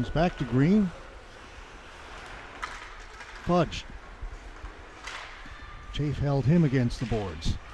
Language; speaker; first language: English; native; English